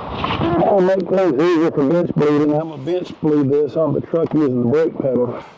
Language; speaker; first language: English; native; English